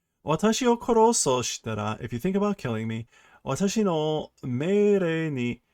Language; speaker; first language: Japanese; non-native, learner; English